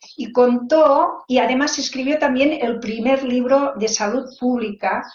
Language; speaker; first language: Spanish; native; Spanish